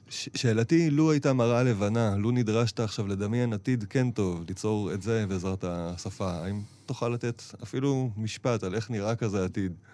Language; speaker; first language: Hebrew; native; Hebrew